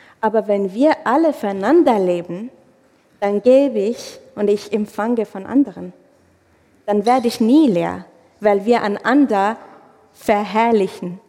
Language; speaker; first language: German; non-native, fluent; Arabic